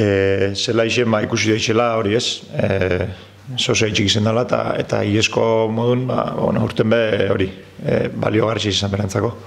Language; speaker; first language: Basque; native; Basque